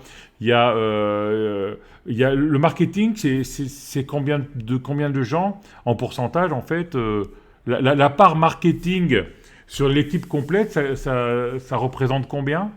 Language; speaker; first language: French; native; French